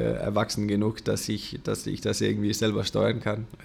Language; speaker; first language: German; non-native, fluent; Danish